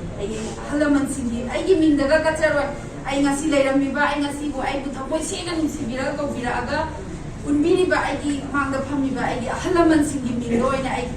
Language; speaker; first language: Manipuri; native; Manipuri